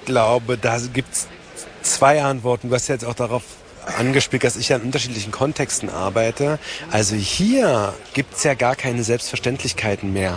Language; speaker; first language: German; native; German